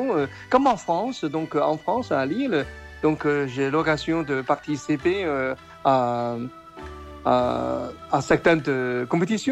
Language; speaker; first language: French; non-native, fluent; Chinese